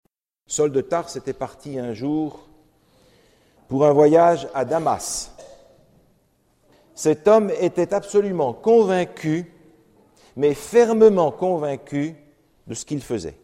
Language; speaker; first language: French; native; French